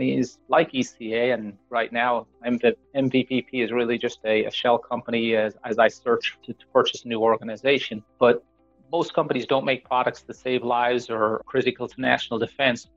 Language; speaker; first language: English; native; English